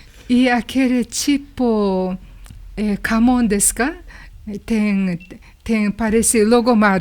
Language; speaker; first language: Portuguese; non-native, learner; Japanese